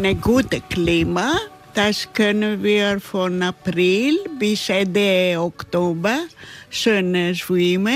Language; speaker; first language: German; non-native, learner; Greek